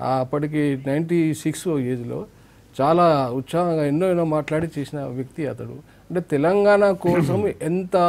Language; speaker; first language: Telugu; native; Telugu